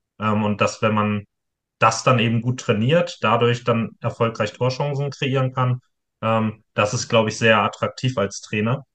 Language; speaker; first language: German; native; German